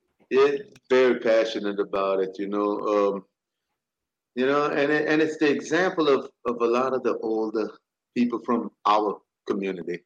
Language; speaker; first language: English; native; English